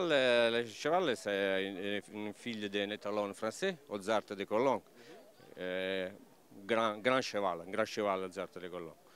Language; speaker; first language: French; non-native, learner; Italian